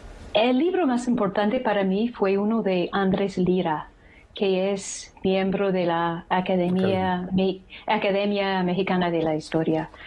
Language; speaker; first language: Spanish; non-native, fluent; English